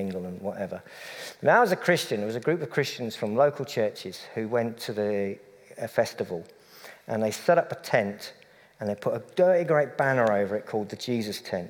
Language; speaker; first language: English; native; English